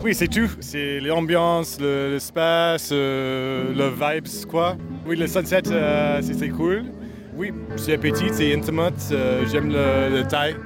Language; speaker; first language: French; non-native, learner; English